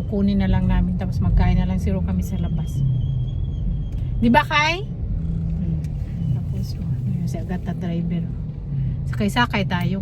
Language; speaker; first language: Filipino; non-native, local second language; Cebuano